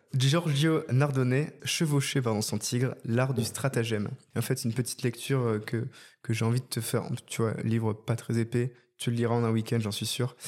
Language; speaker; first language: French; native; French